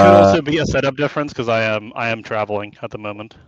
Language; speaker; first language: English; native; English